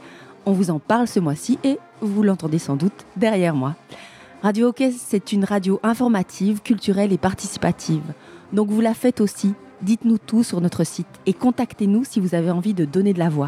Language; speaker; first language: French; native; French